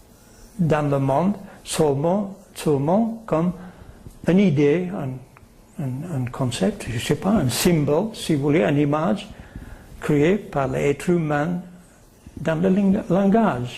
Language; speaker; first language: French; non-native, fluent; English